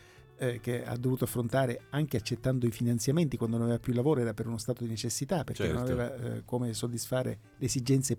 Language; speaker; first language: Italian; native; Italian